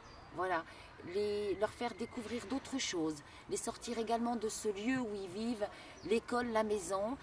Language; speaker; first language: French; early bilingual, other home language; Kabyle